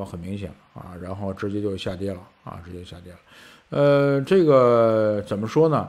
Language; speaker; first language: Chinese; native; Chinese